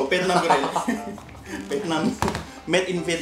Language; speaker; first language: Japanese; non-native, learner; Indonesian